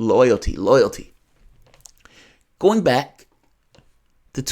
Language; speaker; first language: English; native; English